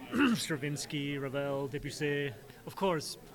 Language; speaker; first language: English; non-native, fluent; Danish